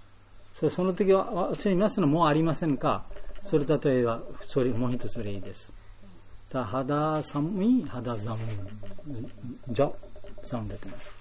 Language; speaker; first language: Japanese; non-native, learner; Bangla